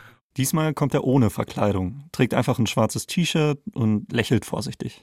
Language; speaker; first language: German; native; German